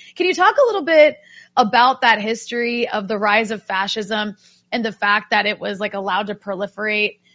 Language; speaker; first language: English; native; English